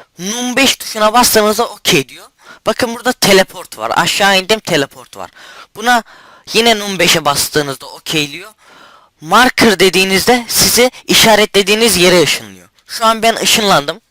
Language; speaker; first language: Turkish; native; Turkish